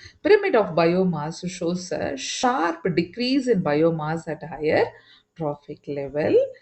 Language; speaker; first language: English; non-native, local second language; Tamil